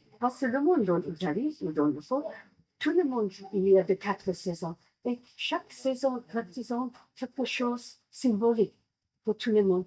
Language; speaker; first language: French; non-native, learner; English